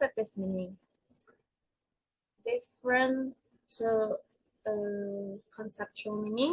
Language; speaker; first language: English; non-native, learner; Indonesian